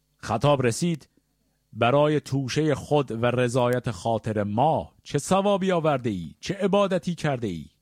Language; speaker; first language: Persian; native; Persian